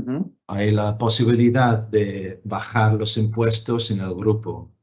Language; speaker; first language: Spanish; non-native, fluent; English